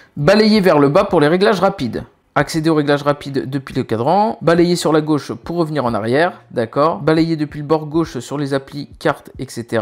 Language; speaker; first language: French; native; French